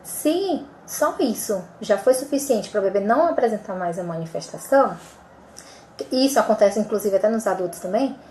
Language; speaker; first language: Portuguese; native; Portuguese